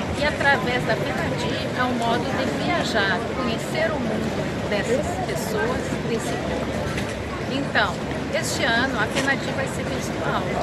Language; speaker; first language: Portuguese; early bilingual, other home language; Arabic